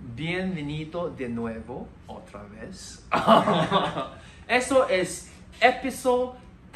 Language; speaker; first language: Spanish; non-native, learner; Chinese